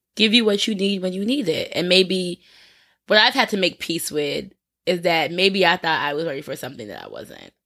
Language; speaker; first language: English; native; English